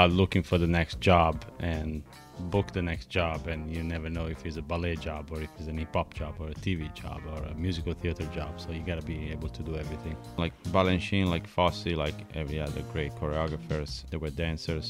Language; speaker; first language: English; non-native, fluent; Italian